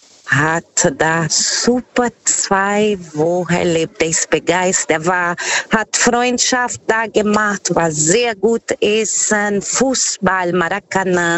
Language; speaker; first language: German; non-native, fluent; Portuguese